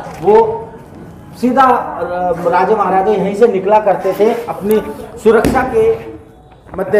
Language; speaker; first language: Hindi; native; Hindi